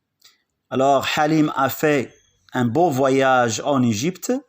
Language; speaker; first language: French; non-native, local second language; Arabic